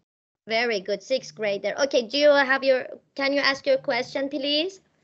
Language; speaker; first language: English; non-native, fluent; Persian